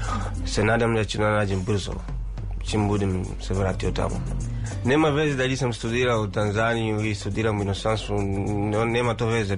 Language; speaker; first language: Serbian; non-native, fluent; Swahili